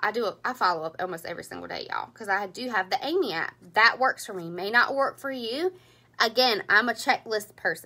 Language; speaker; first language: English; native; English